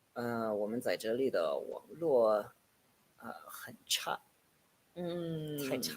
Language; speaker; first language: Chinese; non-native, learner; English